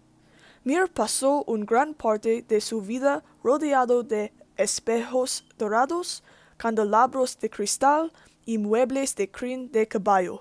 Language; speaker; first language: Spanish; non-native, learner; English